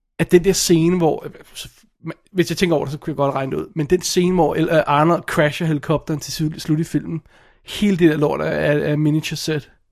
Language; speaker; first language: Danish; native; Danish